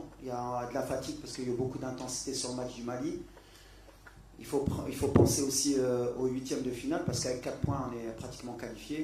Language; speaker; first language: French; native; French